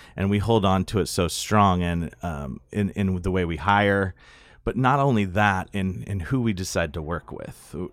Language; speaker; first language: English; native; English